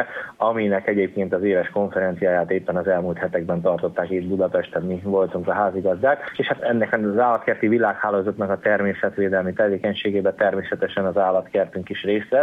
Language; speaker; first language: Hungarian; native; Hungarian